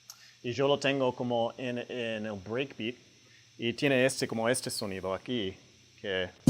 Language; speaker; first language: Spanish; non-native, fluent; English